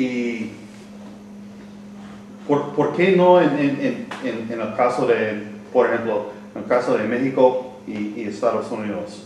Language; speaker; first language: Spanish; non-native, learner; English